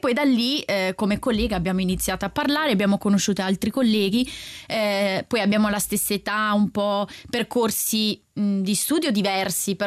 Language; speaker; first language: Italian; non-native, fluent; Portuguese